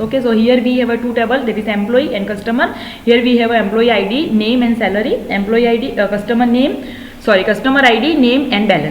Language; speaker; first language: English; non-native, local second language; Gujarati